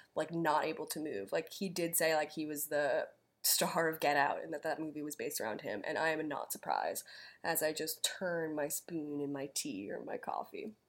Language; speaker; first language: English; native; English